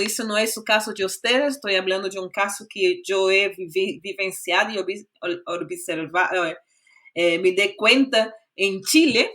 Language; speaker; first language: Spanish; non-native, fluent; Portuguese